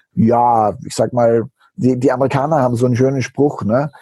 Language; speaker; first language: German; native; German